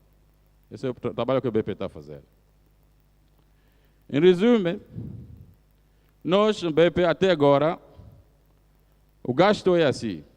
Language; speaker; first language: Portuguese; non-native, fluent; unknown